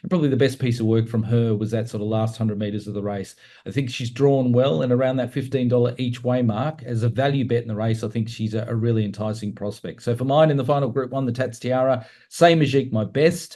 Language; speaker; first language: English; native; English